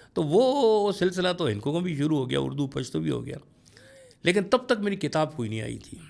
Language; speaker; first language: Urdu; non-native, local second language; Pashto